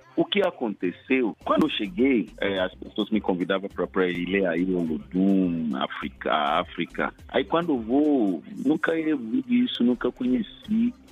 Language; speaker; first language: Portuguese; non-native, fluent; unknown